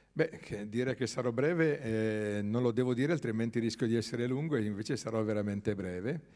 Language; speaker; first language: Italian; native; Italian